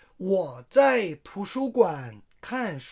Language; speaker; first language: Chinese; non-native, fluent; Korean